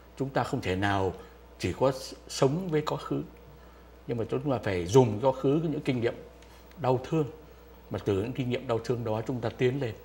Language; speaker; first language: Vietnamese; native; Vietnamese